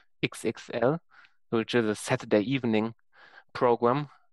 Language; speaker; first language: English; non-native, fluent; German